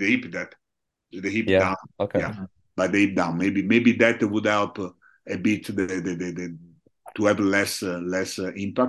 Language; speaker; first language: English; non-native, fluent; Italian